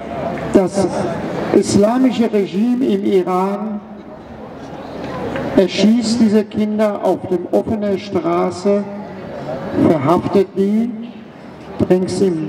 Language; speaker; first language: German; non-native, fluent; Persian